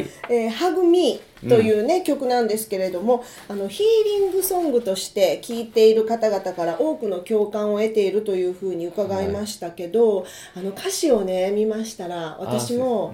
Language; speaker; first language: Japanese; native; Japanese